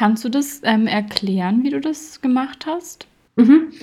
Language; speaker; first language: German; native; German